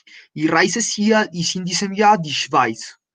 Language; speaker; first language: German; non-native, fluent; Spanish